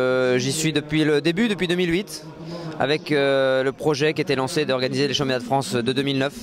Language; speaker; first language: French; native; French